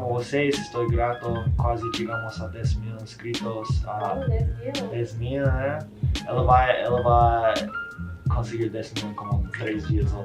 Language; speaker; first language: Portuguese; non-native, learner; English